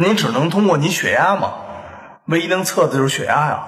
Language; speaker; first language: Chinese; native; Chinese